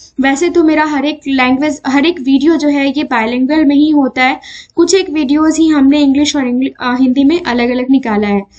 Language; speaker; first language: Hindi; native; Hindi